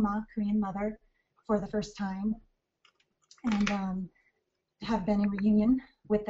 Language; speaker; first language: English; native; English